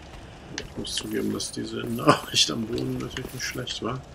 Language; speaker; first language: German; native; German